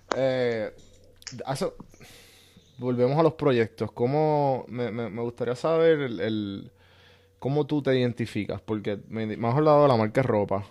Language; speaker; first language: Spanish; native; Spanish